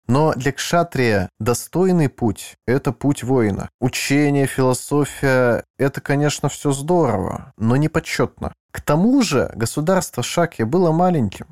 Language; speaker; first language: Russian; native; Russian